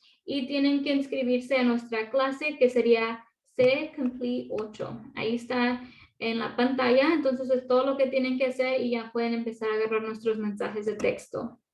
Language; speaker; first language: Spanish; early bilingual, other home language; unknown